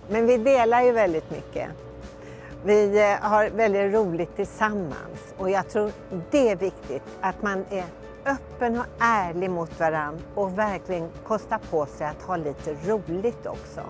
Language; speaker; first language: Swedish; native; Swedish